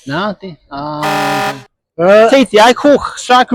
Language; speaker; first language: Welsh; non-native, learner; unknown